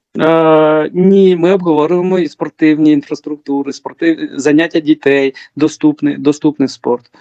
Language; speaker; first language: Ukrainian; early bilingual, other home language; Georgian